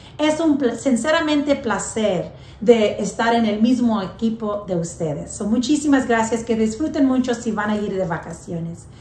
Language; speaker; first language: Spanish; early bilingual, heritage; English